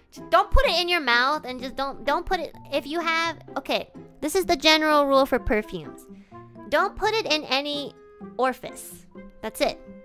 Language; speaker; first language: English; native; English